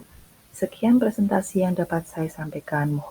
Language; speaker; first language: Indonesian; native; Indonesian